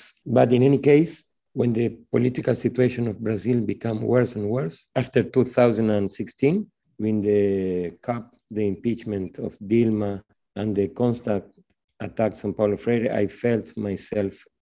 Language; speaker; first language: English; non-native, fluent; Spanish